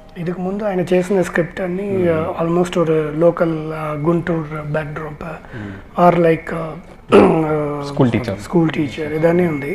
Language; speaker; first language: Telugu; non-native, learner; Tamil